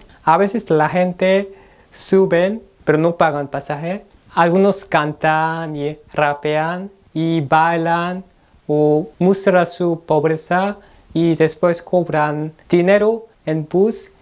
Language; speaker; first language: Spanish; non-native, learner; Korean